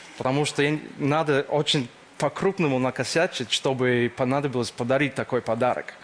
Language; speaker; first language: Russian; non-native, fluent; English